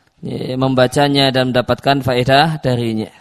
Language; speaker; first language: Indonesian; native; Indonesian